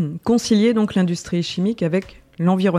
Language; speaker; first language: French; native; French